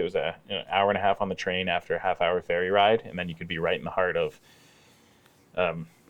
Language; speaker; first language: English; native; English